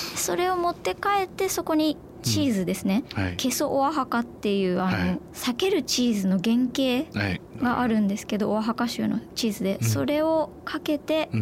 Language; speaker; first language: Japanese; native; Japanese